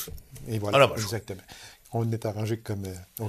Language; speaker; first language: French; native; French